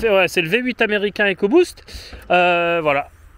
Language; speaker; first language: French; native; French